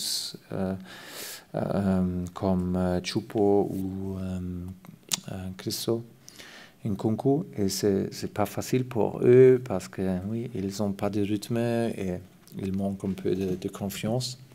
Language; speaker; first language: French; non-native, fluent; German